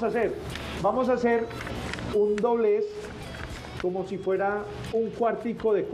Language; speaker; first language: Spanish; native; Spanish